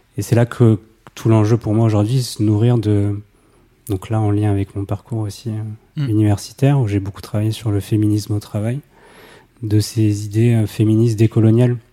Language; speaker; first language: French; native; French